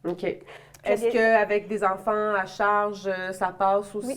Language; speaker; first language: French; native; French